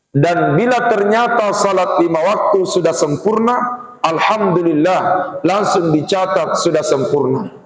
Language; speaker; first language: Malay; non-native, local second language; Buginese